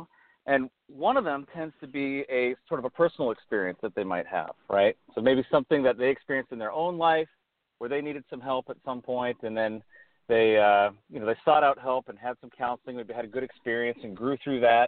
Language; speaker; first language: English; native; English